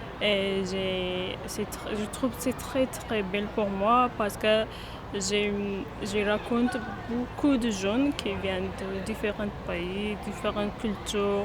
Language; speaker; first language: French; non-native, learner; Amharic